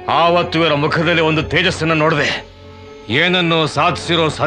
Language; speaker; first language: Kannada; native; Kannada